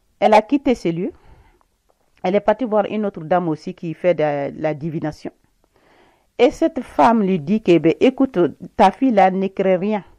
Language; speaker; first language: French; non-native, local second language; Bambara